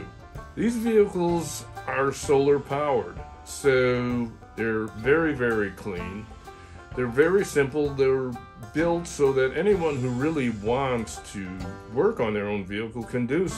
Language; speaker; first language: English; native; English